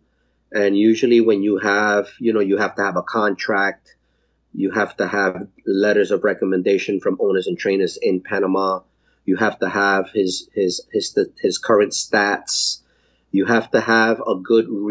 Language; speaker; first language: English; native; English